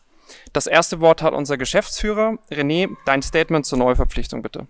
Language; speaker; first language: German; native; German